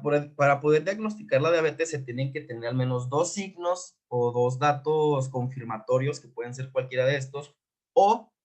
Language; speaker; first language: Spanish; native; Spanish